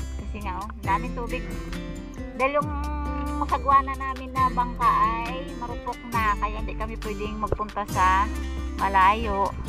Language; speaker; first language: Filipino; non-native, local second language; Cebuano